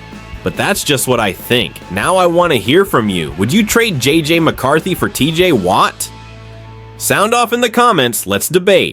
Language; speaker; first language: English; native; English